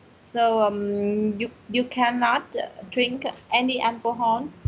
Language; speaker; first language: English; non-native, learner; Vietnamese